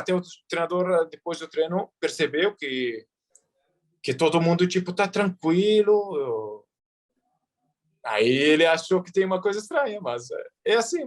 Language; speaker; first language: Portuguese; early bilingual, heritage; Arabic